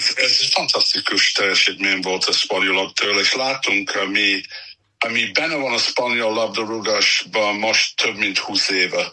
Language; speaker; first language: Hungarian; non-native, learner; English